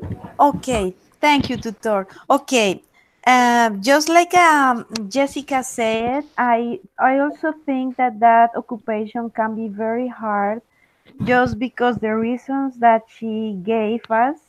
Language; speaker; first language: English; non-native, fluent; Spanish